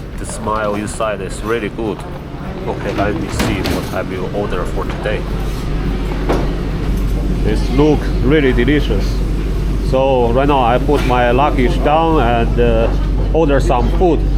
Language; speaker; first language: English; non-native, fluent; Chinese